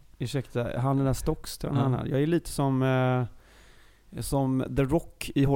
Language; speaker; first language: Swedish; native; Swedish